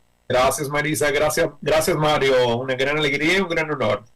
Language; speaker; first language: Spanish; native; Spanish